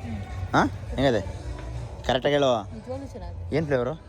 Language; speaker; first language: Kannada; native; Kannada